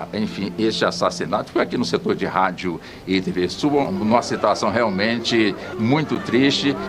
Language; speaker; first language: Portuguese; native; Portuguese